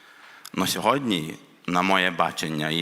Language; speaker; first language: Ukrainian; non-native, local second language; Hungarian